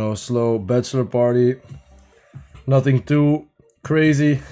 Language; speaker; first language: English; non-native, fluent; Dutch